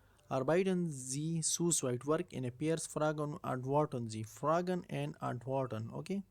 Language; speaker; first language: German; non-native, learner; Urdu